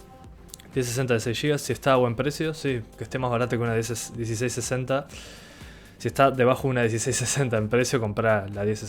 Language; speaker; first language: Spanish; native; Spanish